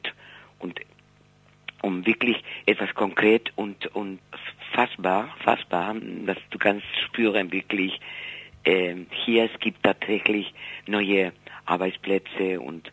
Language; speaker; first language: German; non-native, fluent; Spanish